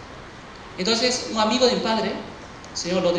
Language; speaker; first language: Spanish; early bilingual, other home language; Chinese